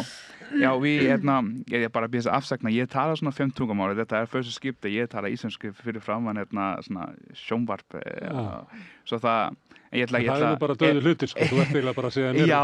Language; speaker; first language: Icelandic; non-native, learner; Danish